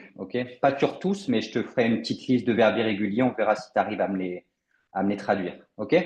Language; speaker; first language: French; native; French